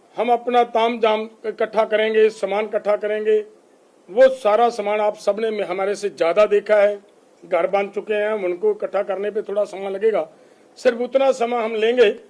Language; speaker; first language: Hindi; non-native, local second language; Punjabi